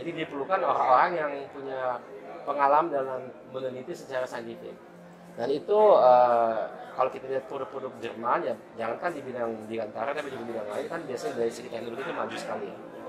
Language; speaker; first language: Indonesian; early bilingual, heritage; German